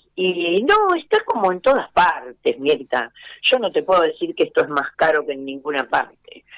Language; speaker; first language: Spanish; native; Spanish